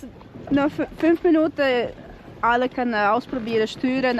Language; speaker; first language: German; non-native, learner; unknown